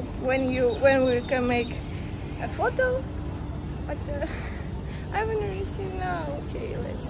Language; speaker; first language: English; non-native, learner; Russian